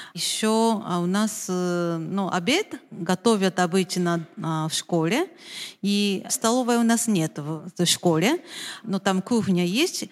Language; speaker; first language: Russian; non-native, fluent; Japanese